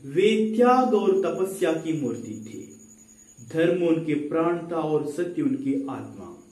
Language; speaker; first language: Hindi; non-native, local second language; Kannada